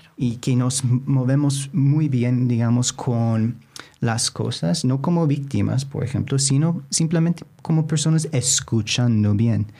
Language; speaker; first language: Spanish; non-native, fluent; English